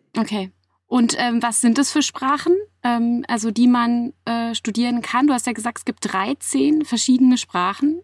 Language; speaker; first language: German; native; German